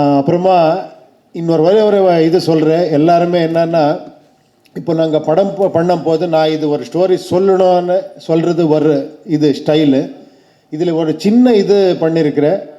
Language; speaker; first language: Tamil; non-native, learner; Kannada